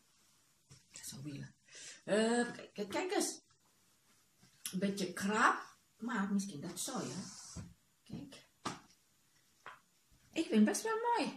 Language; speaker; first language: Dutch; non-native, learner; Indonesian